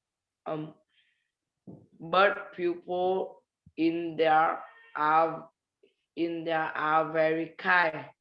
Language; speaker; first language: English; non-native, learner; Vietnamese